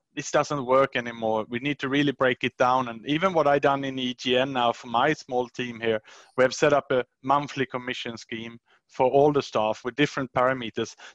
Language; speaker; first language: English; non-native, fluent; Swedish